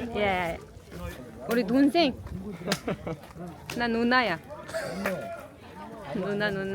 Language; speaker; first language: Korean; non-native, learner; Mongolian